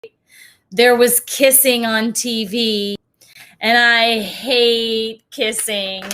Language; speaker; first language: English; native; English